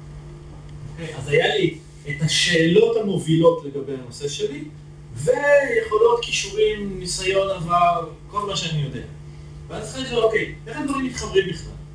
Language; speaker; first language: Hebrew; native; Hebrew